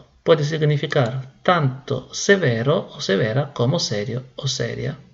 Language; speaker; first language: Spanish; non-native, fluent; Italian